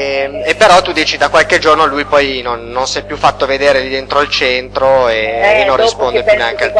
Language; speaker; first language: Italian; native; Italian